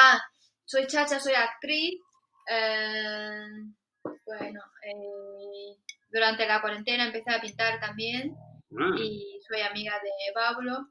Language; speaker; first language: Spanish; non-native, fluent; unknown